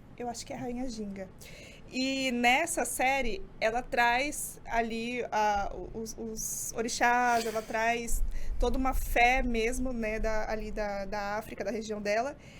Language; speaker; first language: Portuguese; native; Portuguese